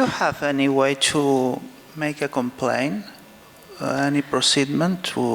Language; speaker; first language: English; non-native, fluent; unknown